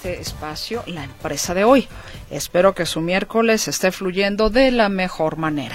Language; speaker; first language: Spanish; native; Spanish